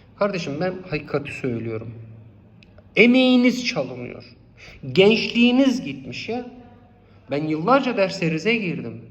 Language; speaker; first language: Turkish; non-native, local second language; Kurdish